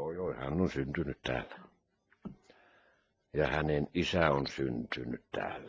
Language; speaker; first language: Finnish; non-native, local second language; Norwegian